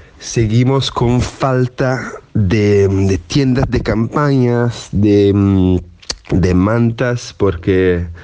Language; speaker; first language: Spanish; non-native, fluent; Italian